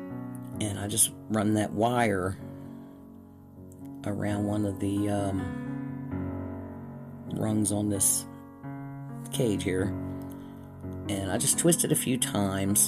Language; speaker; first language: English; native; English